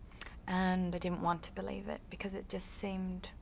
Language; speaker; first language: English; native; English